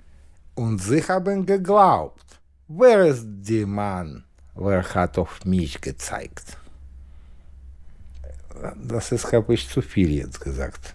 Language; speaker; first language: German; non-native, learner; Russian